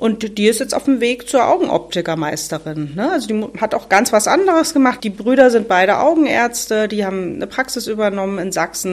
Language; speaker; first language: German; native; German